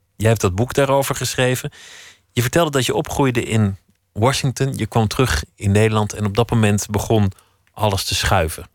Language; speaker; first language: Dutch; native; Dutch